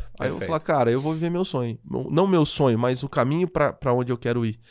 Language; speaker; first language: Portuguese; native; Portuguese